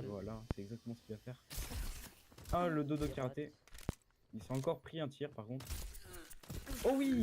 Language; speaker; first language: French; native; French